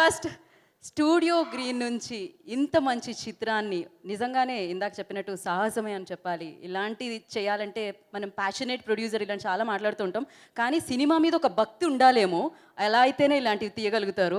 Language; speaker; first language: Telugu; native; Telugu